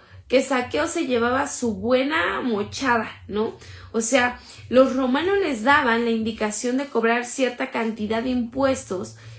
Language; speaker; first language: Spanish; native; Spanish